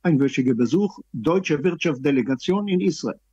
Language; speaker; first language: German; non-native, fluent; Hebrew